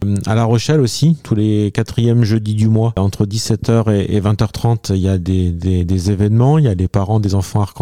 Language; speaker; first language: French; native; French